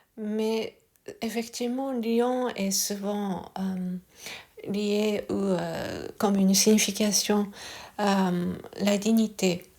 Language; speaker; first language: French; non-native, fluent; Japanese